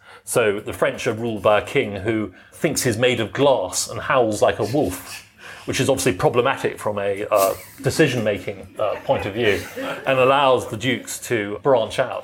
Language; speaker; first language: English; native; English